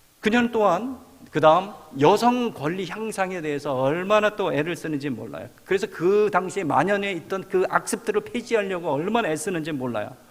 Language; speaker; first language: Korean; native; Korean